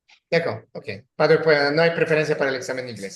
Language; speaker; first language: Spanish; non-native, fluent; French